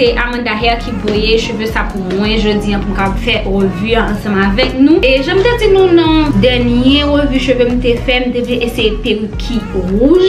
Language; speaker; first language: French; non-native, local second language; Haitian Creole